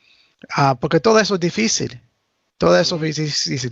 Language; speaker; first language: Spanish; early bilingual, heritage; Spanish